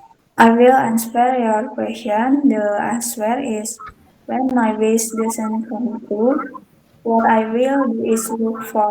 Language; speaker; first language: English; non-native, learner; Indonesian